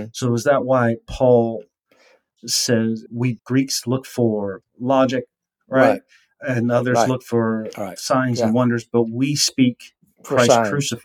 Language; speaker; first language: English; native; English